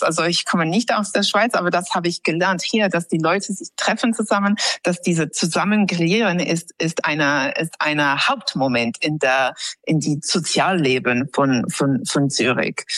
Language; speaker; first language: German; non-native, fluent; English